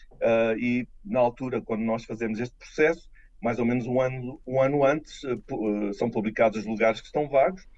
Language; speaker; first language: Portuguese; native; Portuguese